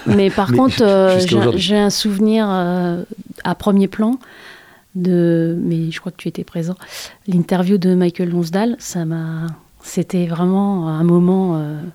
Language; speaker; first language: French; native; French